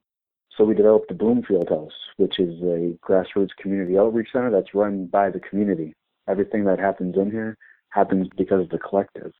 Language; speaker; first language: English; native; English